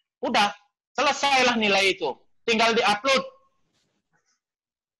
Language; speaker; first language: Indonesian; native; Indonesian